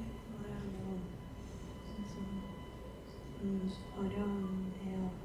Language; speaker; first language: Korean; non-native, learner; Japanese